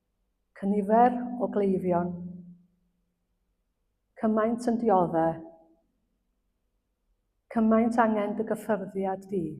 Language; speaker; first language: Welsh; native; Welsh